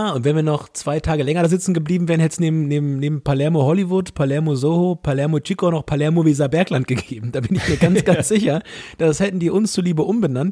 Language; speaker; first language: German; native; German